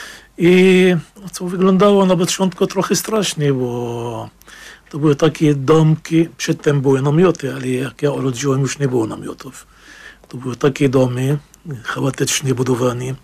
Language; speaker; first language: Polish; non-native, fluent; Arabic